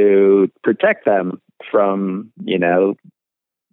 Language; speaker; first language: English; native; English